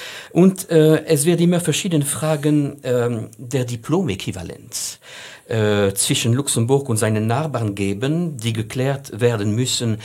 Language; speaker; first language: German; non-native, fluent; French